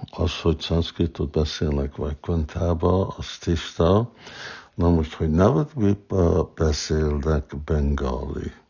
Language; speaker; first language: Hungarian; non-native, fluent; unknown